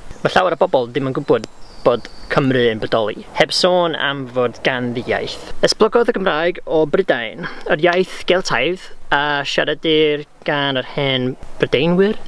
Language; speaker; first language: Welsh; non-native, local second language; English